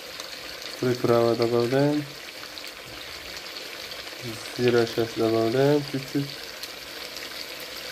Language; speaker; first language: Russian; non-native, learner; Uzbek